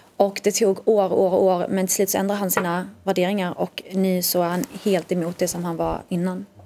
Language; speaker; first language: Swedish; early bilingual, other home language; Arabic